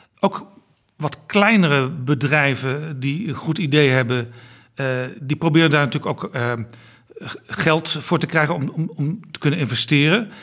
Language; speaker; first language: Dutch; native; Dutch